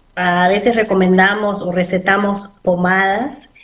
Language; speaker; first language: Spanish; early bilingual, heritage; Spanish